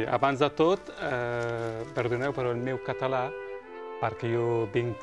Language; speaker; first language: Catalan; non-native, local second language; Spanish